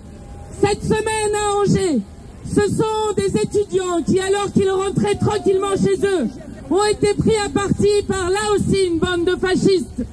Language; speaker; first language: French; native; French